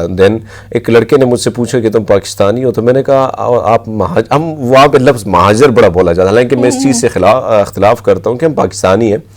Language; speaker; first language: Urdu; non-native, local second language; Pashto